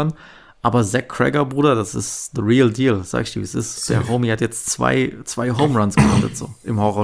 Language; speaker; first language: German; native; German